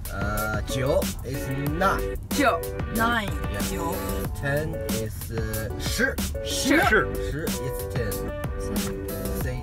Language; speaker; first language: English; non-native, learner; Chinese